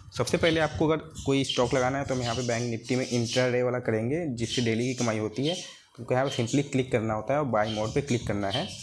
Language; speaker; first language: Hindi; native; Hindi